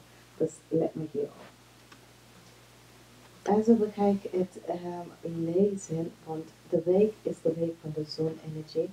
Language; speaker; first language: Dutch; non-native, fluent; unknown